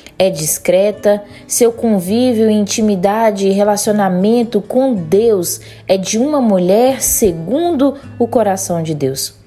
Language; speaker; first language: Portuguese; native; Portuguese